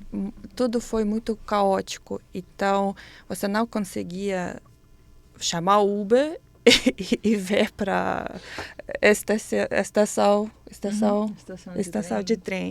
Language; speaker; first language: Portuguese; non-native, learner; Ukrainian